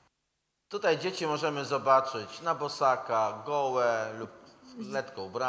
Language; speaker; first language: Polish; native; Polish